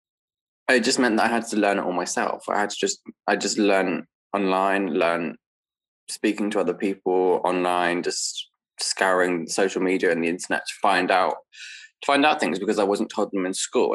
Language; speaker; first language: English; native; English